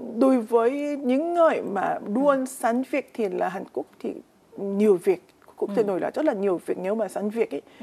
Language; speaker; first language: Vietnamese; non-native, fluent; Korean